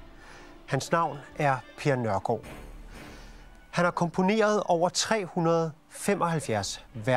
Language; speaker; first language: Danish; native; Danish